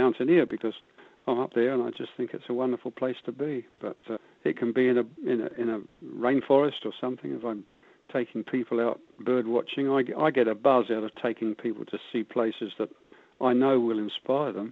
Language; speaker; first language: English; native; English